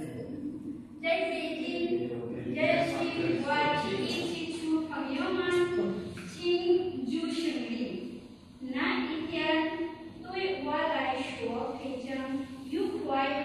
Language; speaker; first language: Chinese; non-native, learner; Bangla